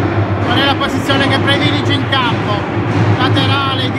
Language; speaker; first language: Italian; native; Italian